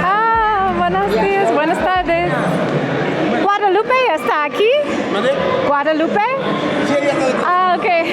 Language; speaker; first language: Spanish; non-native, learner; English